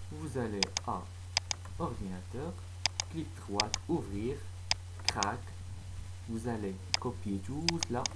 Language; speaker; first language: French; non-native, fluent; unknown